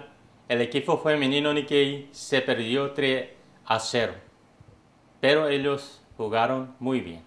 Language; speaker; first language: Spanish; non-native, learner; Korean